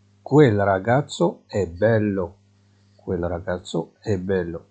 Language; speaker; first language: Italian; non-native, fluent; Arabic